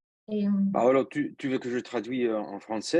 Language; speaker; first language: French; non-native, fluent; Spanish